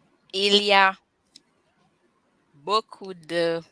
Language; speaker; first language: French; non-native, learner; English